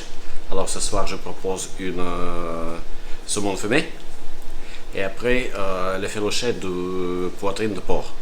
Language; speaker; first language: French; non-native, fluent; Russian